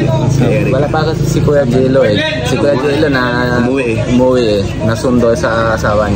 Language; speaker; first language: Filipino; non-native, learner; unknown